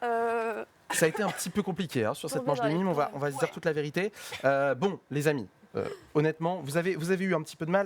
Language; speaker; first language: French; native; French